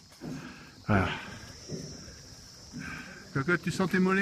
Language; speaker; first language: French; native; French